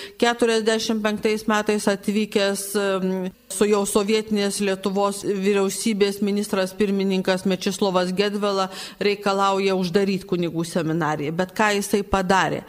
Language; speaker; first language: Lithuanian; native; Lithuanian